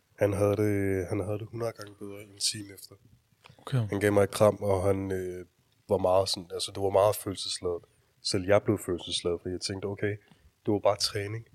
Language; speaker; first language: Danish; early bilingual, other home language; Urdu